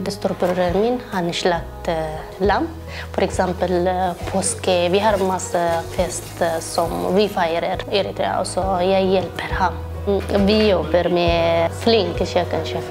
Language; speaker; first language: Norwegian; non-native, learner; Tigrinya